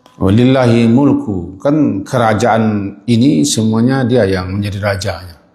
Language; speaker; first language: Malay; non-native, local second language; Minangkabau